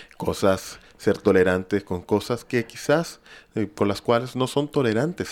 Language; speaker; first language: Spanish; native; Spanish